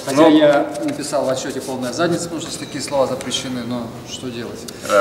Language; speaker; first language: Russian; native; Russian